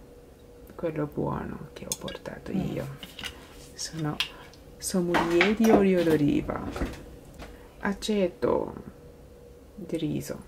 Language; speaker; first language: Italian; non-native, learner; Japanese